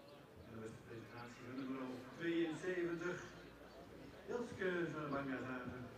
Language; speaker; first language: Dutch; native; Dutch